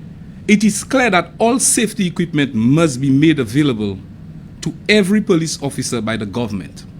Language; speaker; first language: English; non-native, local second language; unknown